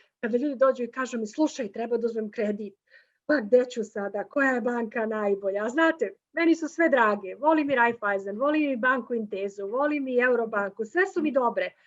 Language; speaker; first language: Bosnian; native; Bosnian